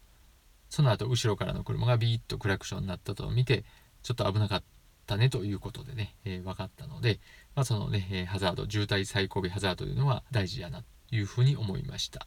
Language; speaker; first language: Japanese; native; Japanese